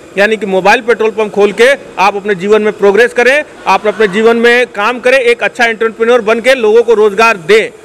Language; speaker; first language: Hindi; native; Hindi